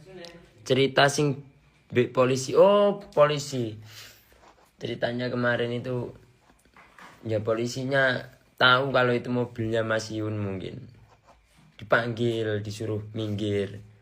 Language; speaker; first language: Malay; non-native, local second language; Javanese